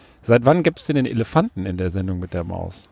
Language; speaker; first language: German; native; German